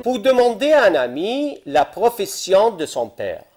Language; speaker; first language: French; non-native, fluent; Arabic